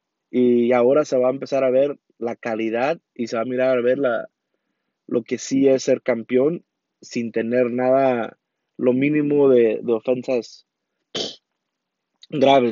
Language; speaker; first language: Spanish; early bilingual, heritage; Spanish